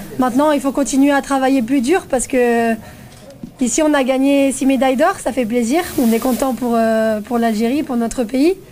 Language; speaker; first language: French; non-native, local second language; Arabic